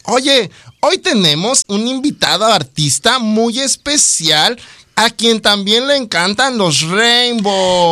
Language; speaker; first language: Spanish; early bilingual, other home language; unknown